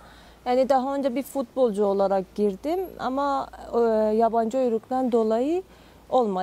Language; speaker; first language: Turkish; non-native, fluent; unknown